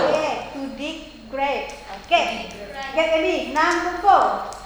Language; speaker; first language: English; non-native, learner; Indonesian